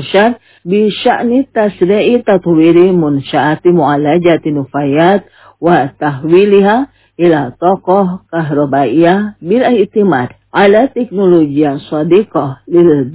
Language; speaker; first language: Arabic; non-native, learner; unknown